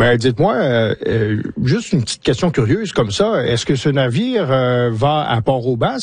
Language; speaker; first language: French; native; French